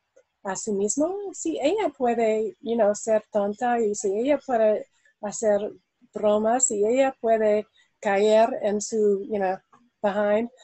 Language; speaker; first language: Spanish; non-native, learner; English